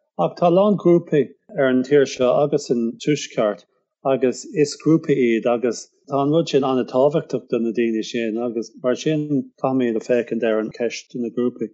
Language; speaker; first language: Irish; non-native, local second language; English